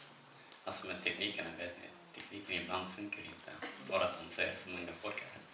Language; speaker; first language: Swedish; non-native, learner; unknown